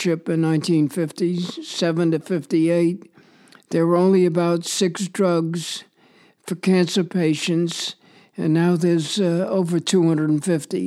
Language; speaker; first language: English; native; English